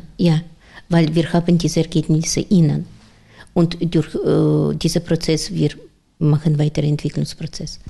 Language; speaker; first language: German; non-native, learner; Russian